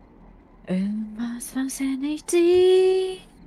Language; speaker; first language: German; native; German